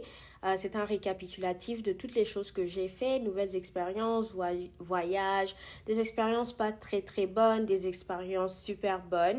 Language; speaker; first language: French; non-native, fluent; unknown